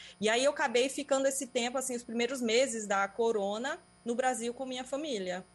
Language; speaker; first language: Portuguese; native; Portuguese